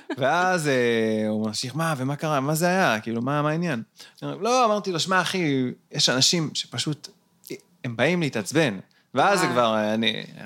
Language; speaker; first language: Hebrew; native; Hebrew